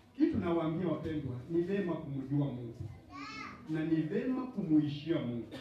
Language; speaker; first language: Swahili; non-native, local second language; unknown